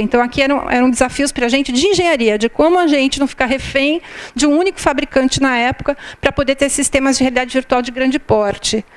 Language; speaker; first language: Portuguese; native; Portuguese